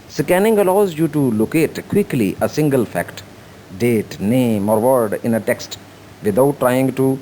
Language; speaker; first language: English; non-native, local second language; Urdu